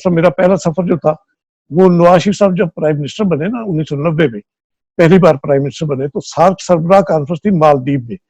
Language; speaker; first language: Urdu; non-native, local second language; Punjabi